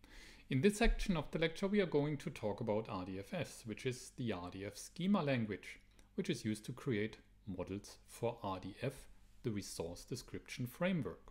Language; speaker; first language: English; non-native, fluent; German